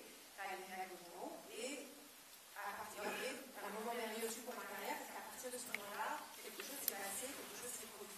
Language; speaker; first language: French; non-native, fluent; Italian